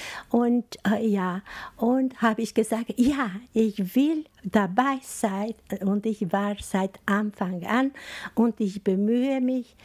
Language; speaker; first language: German; non-native, learner; Albanian